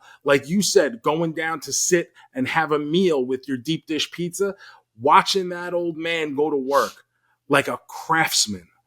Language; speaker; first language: English; native; English